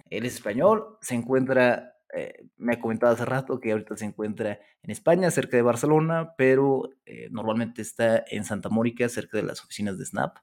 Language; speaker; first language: Spanish; native; Spanish